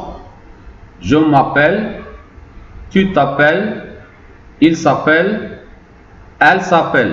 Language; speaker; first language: French; non-native, fluent; Arabic